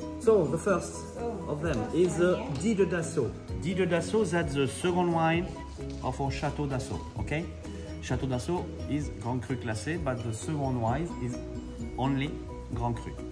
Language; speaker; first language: English; non-native, fluent; French